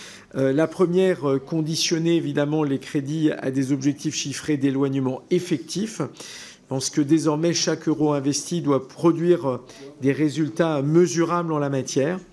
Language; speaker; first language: French; native; French